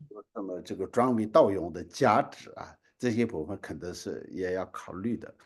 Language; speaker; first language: Chinese; non-native, local second language; Tibetan